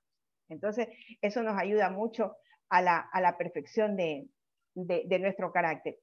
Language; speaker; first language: Spanish; native; Spanish